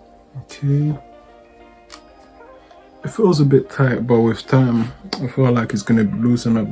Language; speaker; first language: English; native; English